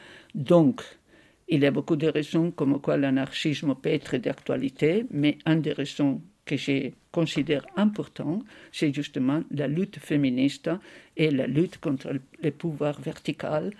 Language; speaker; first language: French; non-native, fluent; Spanish